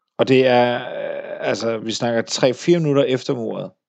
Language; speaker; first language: Danish; native; Danish